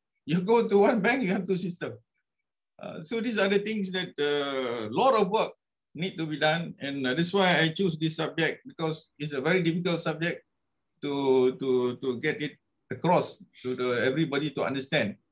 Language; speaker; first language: English; non-native, local second language; Malay